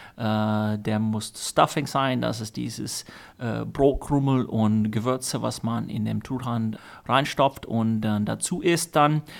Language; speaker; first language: German; non-native, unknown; English